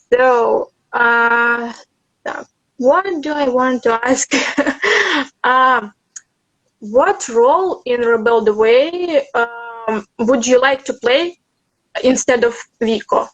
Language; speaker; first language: English; non-native, learner; Russian